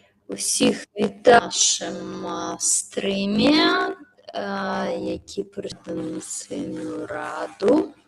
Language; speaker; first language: Belarusian; non-native, local second language; Russian